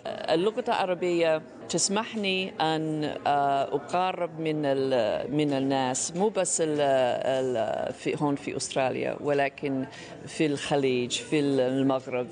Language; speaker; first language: Arabic; non-native, fluent; English